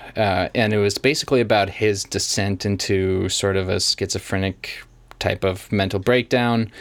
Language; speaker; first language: English; native; English